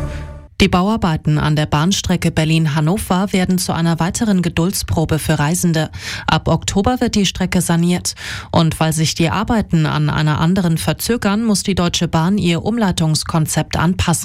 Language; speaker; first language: German; native; German